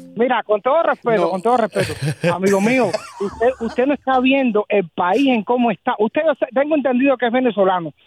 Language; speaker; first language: Spanish; native; Spanish